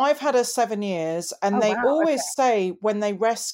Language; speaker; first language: English; native; English